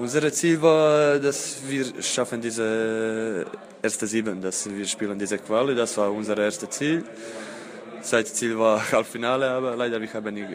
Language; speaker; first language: German; non-native, fluent; Croatian